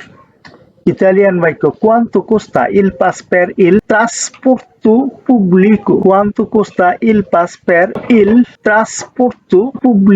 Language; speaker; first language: Italian; non-native, fluent; Bangla